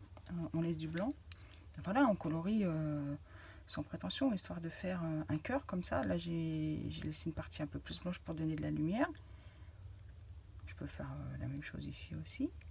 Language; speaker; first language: French; native; French